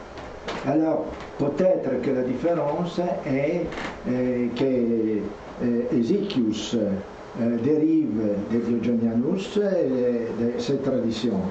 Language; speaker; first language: French; non-native, learner; Italian